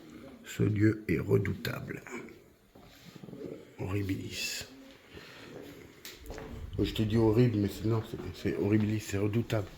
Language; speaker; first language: French; native; French